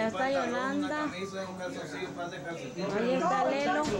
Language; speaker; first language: Spanish; native; Spanish